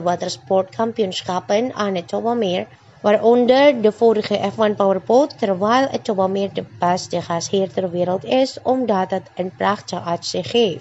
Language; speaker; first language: Dutch; non-native, fluent; Indonesian